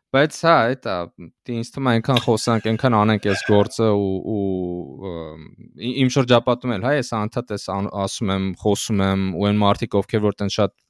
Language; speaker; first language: Armenian; native; Armenian